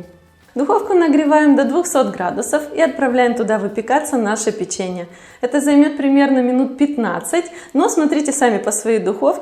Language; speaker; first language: Russian; native; Russian